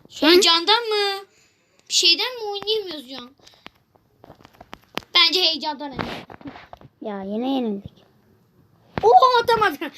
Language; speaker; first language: Turkish; native; Turkish